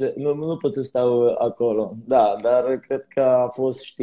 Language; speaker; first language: Romanian; non-native, learner; Polish